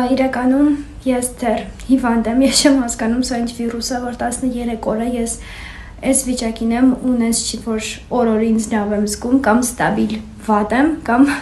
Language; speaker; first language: Armenian; early bilingual, heritage; Armenian